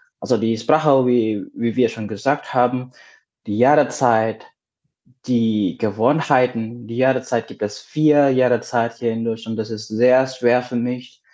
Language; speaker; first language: German; non-native, learner; Indonesian